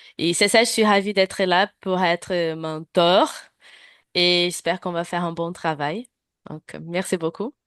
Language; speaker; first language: French; non-native, fluent; Portuguese